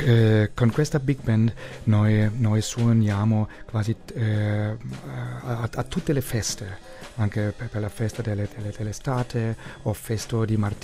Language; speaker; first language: Italian; non-native, learner; German